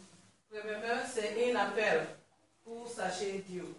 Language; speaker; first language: French; non-native, learner; Swahili